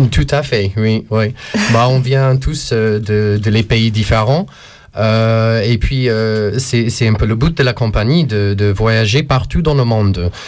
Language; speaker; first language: French; non-native, fluent; English